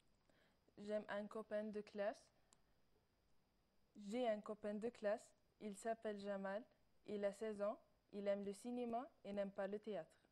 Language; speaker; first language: French; non-native, learner; Arabic